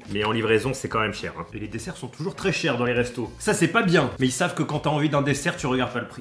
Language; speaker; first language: French; native; French